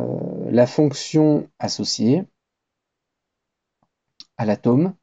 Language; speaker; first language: French; native; French